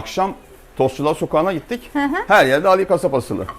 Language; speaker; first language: Turkish; native; Turkish